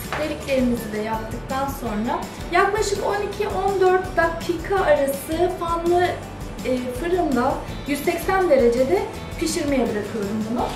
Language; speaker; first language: Turkish; early bilingual, heritage; Turkish